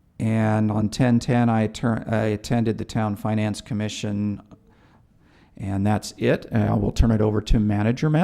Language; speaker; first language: English; native; English